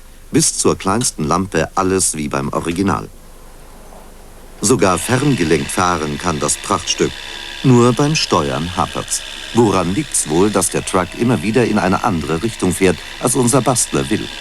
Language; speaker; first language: German; native; German